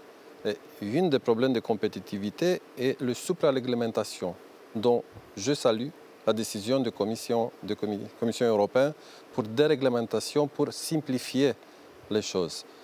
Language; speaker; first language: French; non-native, fluent; Romanian